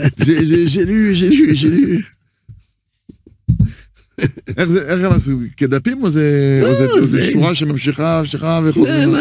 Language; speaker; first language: Hebrew; non-native, fluent; French